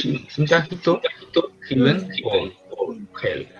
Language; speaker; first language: Japanese; non-native, learner; Spanish